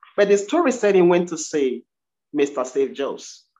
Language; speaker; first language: English; non-native, local second language; Igbo